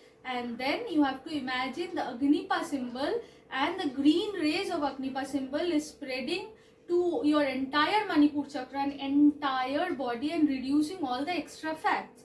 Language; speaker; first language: English; non-native, local second language; Bangla